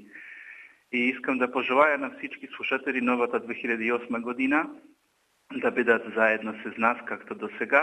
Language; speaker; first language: Bulgarian; non-native, fluent; Polish